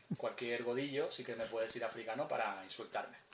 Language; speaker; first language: Spanish; native; Spanish